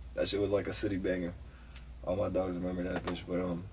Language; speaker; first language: English; native; English